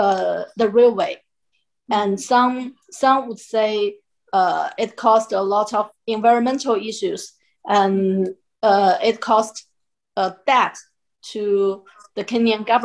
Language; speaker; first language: English; non-native, fluent; Chinese